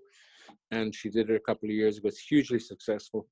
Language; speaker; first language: English; native; English